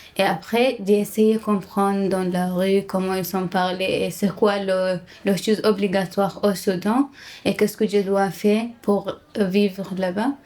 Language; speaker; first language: French; non-native, learner; Tigrinya